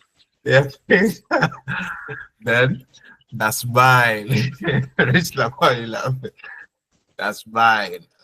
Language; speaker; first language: German; non-native, fluent; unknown